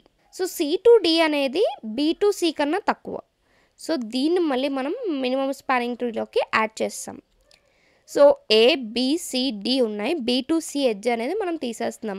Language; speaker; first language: Telugu; native; Telugu